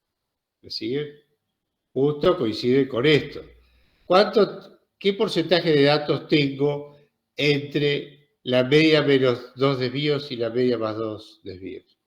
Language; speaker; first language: Spanish; native; Spanish